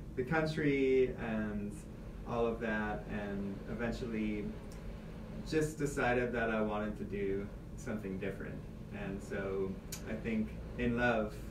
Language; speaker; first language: English; native; English